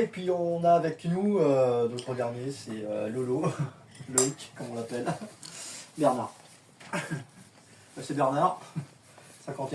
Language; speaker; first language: French; native; French